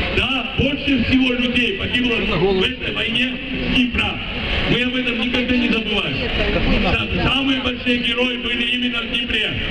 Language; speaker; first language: Russian; non-native, local second language; Georgian